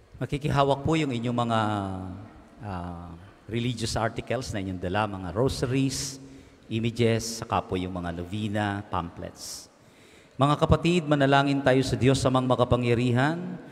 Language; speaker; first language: Filipino; native; Filipino